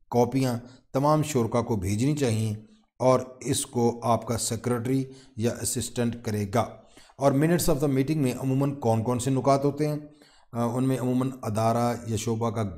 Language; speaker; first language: Urdu; non-native, local second language; Punjabi